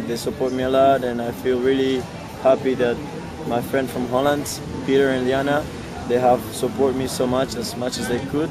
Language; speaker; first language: English; non-native, fluent; Spanish